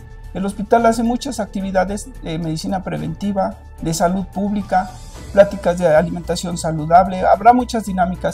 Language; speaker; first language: Spanish; native; Spanish